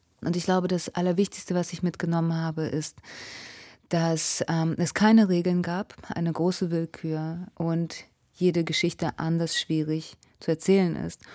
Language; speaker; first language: German; early bilingual, other home language; Russian